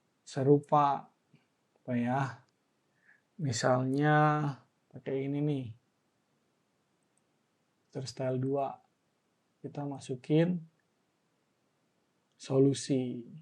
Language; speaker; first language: Indonesian; native; Indonesian